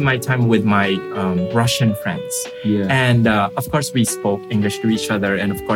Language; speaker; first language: English; non-native, local second language; Filipino